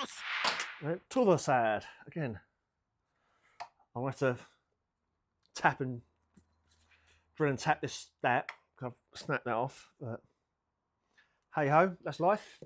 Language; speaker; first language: English; native; English